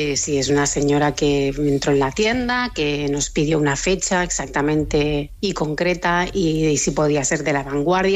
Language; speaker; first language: Spanish; native; Spanish